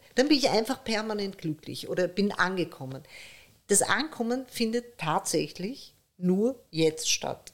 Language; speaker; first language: German; early bilingual, other home language; Persian